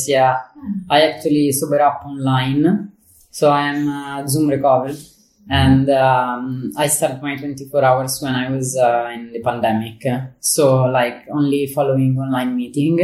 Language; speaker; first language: English; non-native, fluent; Italian